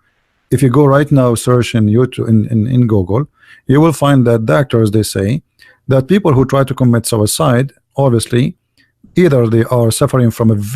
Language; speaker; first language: English; non-native, fluent; Arabic